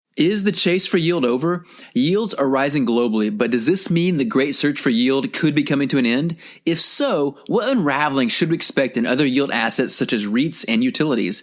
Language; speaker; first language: English; native; English